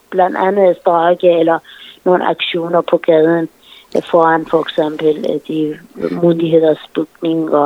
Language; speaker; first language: Danish; non-native, fluent; Persian